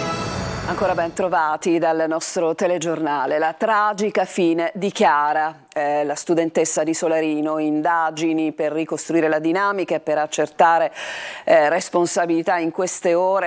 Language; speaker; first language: Italian; native; Italian